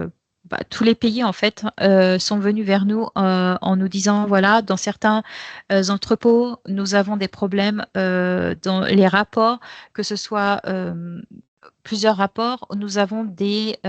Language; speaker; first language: French; native; French